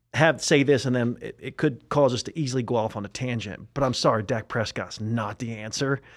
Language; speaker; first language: English; native; English